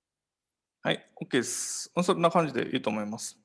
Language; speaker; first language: Japanese; non-native, fluent; Nepali